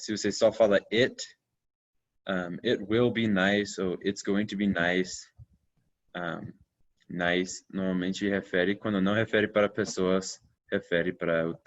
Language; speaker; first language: Portuguese; non-native, fluent; English